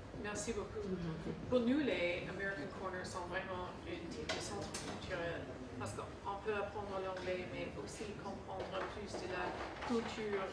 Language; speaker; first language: French; non-native, fluent; English